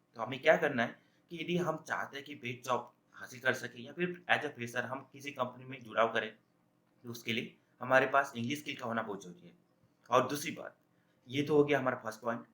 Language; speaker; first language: Hindi; native; Hindi